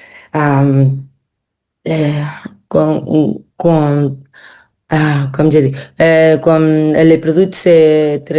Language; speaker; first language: French; non-native, learner; Spanish